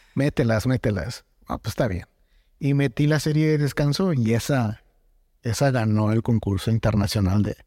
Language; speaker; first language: Spanish; native; Spanish